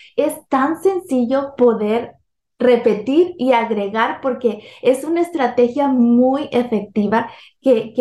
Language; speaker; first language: Spanish; native; Spanish